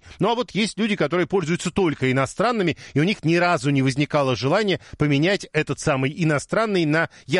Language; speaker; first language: Russian; native; Russian